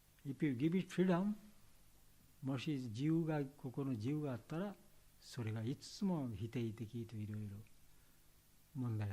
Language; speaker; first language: Japanese; non-native, learner; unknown